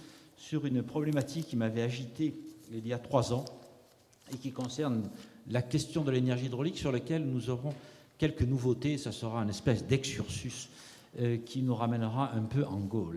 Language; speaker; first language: French; native; French